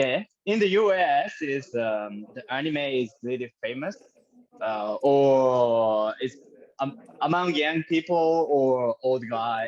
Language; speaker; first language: English; non-native, learner; Japanese